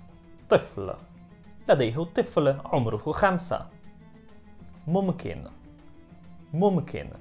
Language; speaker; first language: Arabic; non-native, fluent; Polish